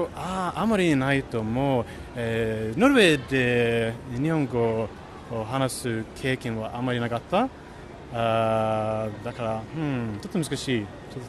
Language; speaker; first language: Japanese; non-native, learner; Norwegian